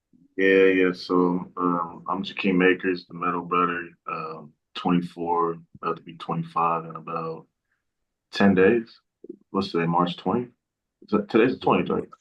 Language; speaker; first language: English; native; English